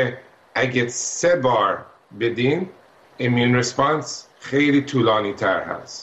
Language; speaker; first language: Persian; early bilingual, heritage; Persian